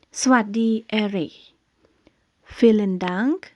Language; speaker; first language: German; non-native, fluent; Thai